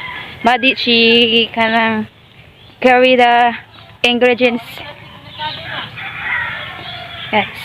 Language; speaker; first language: English; non-native, learner; Cebuano